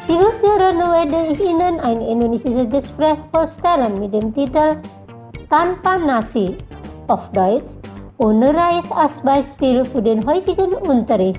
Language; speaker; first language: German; non-native, fluent; Indonesian